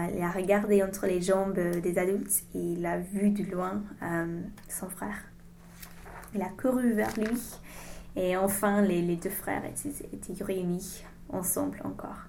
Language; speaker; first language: French; non-native, learner; English